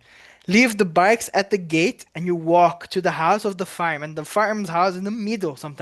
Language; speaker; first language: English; non-native, learner; Portuguese